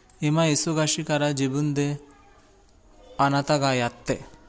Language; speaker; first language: Japanese; non-native, learner; Hindi